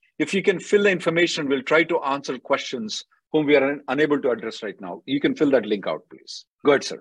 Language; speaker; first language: English; non-native, local second language; Telugu